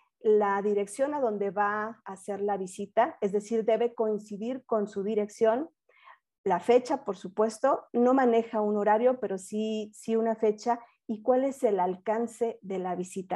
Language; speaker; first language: Spanish; native; Spanish